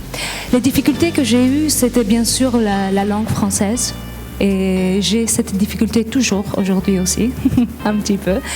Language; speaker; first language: French; non-native, learner; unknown